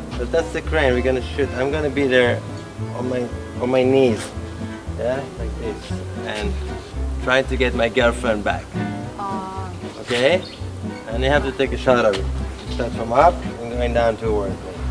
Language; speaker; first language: English; non-native, fluent; Hebrew